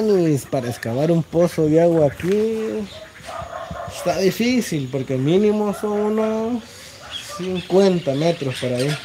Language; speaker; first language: Spanish; native; Spanish